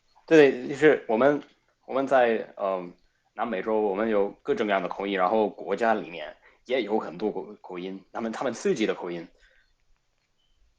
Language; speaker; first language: Chinese; non-native, fluent; Spanish